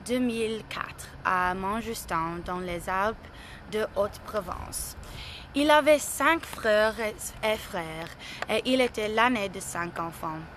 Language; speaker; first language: French; non-native, learner; English